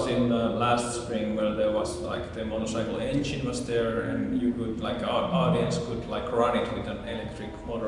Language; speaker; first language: English; non-native, fluent; Finnish